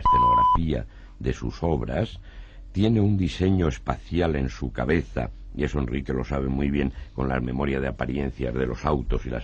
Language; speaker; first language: Spanish; native; Spanish